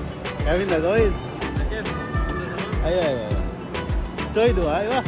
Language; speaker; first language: Arabic; non-native, learner; Bangla